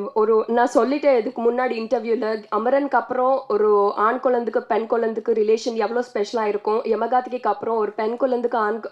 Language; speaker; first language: Tamil; non-native, learner; Telugu